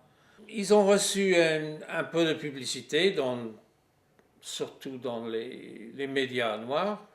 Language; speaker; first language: French; non-native, fluent; English